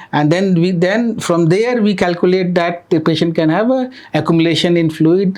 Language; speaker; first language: English; non-native, local second language; Bangla